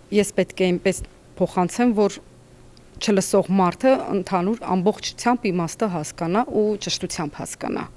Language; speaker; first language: Armenian; non-native, local second language; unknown